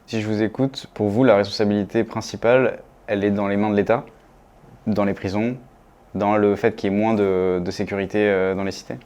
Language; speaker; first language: French; native; French